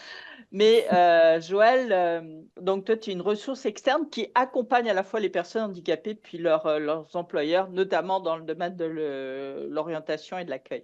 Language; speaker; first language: French; native; French